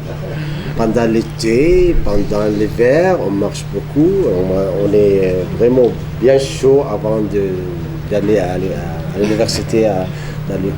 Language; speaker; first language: French; non-native, fluent; Arabic